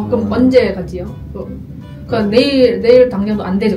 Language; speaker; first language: Korean; non-native, fluent; Indonesian